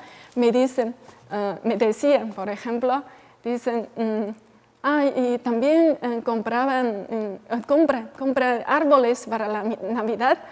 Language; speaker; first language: Spanish; non-native, fluent; Chinese